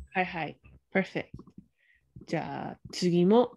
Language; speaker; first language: Japanese; non-native, fluent; English